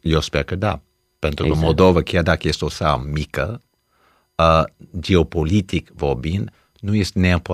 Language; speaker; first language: Romanian; early bilingual, heritage; Romanian